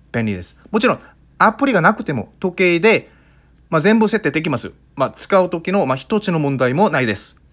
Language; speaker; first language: Japanese; non-native, fluent; Korean